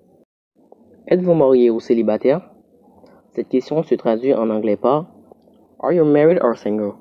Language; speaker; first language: French; non-native, local second language; Haitian Creole